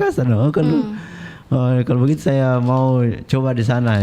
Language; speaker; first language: Indonesian; native; Indonesian